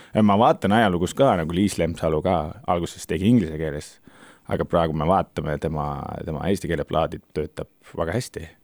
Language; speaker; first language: Estonian; non-native, learner; Turkish